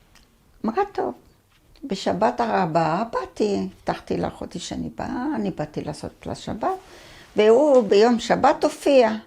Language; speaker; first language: Hebrew; early bilingual, other home language; Arabic